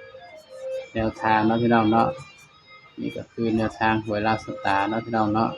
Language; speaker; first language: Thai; non-native, local second language; Lao